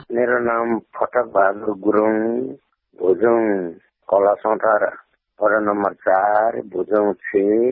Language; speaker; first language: Nepali; non-native, local second language; Gurung